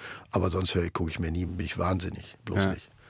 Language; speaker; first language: German; native; German